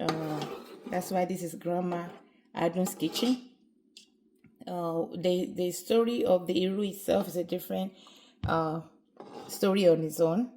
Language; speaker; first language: English; non-native, local second language; Yoruba